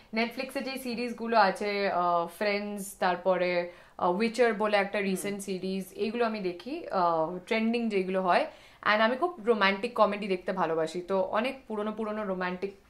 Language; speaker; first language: Bangla; native; Bangla